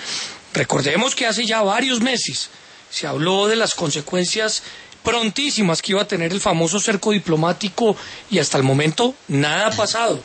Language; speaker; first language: Spanish; native; Spanish